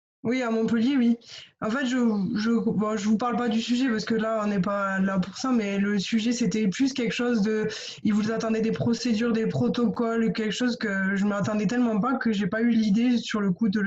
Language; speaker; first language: French; native; French